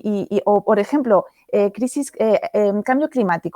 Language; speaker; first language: Spanish; native; Spanish